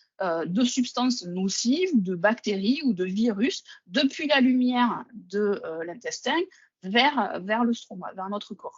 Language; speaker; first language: French; native; French